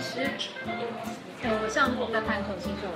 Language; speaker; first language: Chinese; native; Chinese